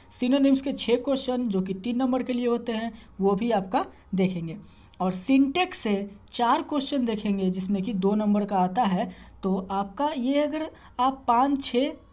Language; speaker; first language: Hindi; native; Hindi